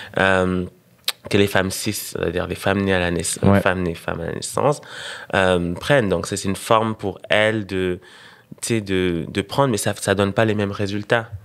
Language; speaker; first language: French; non-native, local second language; Rundi